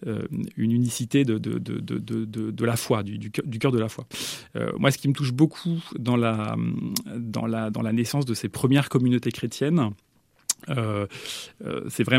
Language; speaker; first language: French; native; French